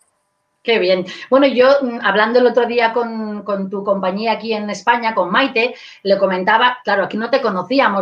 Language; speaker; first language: Spanish; native; Spanish